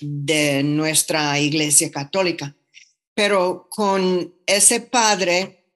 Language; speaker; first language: Spanish; non-native, fluent; English